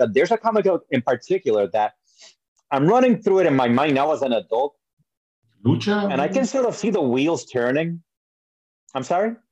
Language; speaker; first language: English; early bilingual, other home language; Spanish